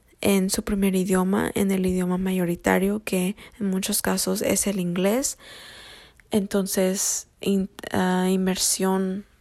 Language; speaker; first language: Spanish; early bilingual, heritage; Spanish